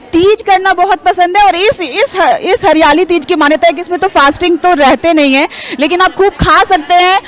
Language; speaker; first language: Hindi; native; Hindi